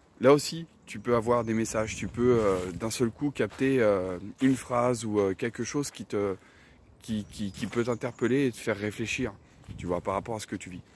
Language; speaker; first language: French; native; French